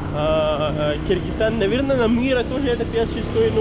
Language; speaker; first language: Russian; non-native, learner; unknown